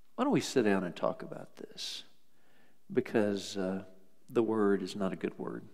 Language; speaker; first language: English; native; English